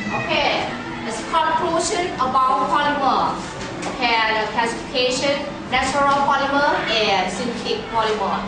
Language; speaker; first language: English; non-native, learner; Thai